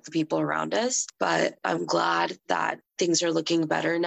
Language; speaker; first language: English; native; English